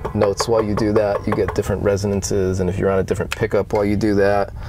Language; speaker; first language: English; native; English